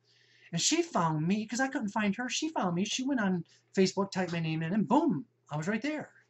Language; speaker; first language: English; native; English